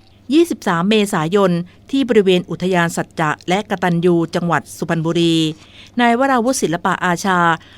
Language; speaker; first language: Thai; native; Thai